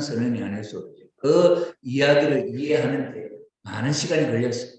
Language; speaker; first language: Korean; native; Korean